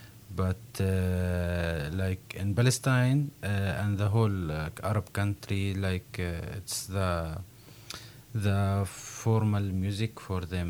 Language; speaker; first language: English; non-native, learner; Arabic